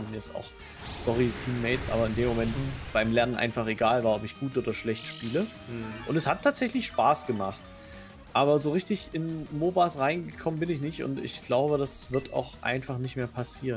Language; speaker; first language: German; native; German